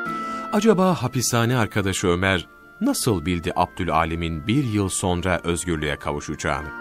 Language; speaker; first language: Turkish; native; Turkish